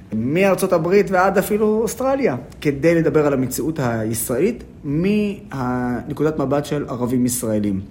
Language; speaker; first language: Hebrew; non-native, local second language; Arabic